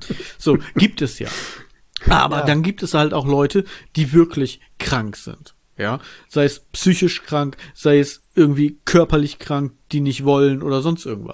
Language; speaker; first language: German; native; German